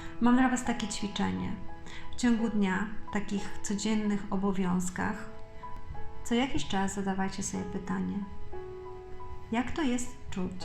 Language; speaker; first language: Polish; native; Polish